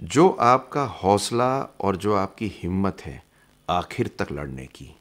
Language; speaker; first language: Hindi; native; Hindi